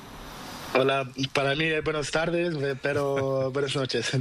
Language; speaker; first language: Spanish; non-native, learner; Portuguese